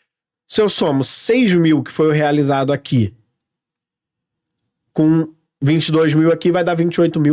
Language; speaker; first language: Portuguese; native; Portuguese